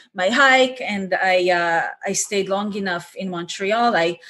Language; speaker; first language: English; non-native, fluent; Hebrew